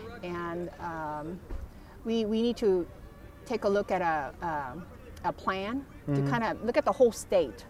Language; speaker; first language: English; early bilingual, other home language; Korean